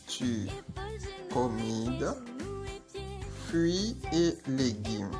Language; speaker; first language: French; non-native, local second language; Haitian Creole